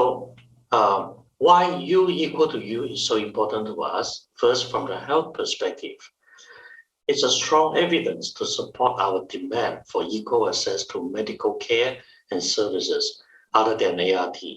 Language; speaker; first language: English; non-native, fluent; Chinese